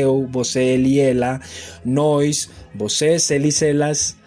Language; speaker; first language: Portuguese; non-native, fluent; Spanish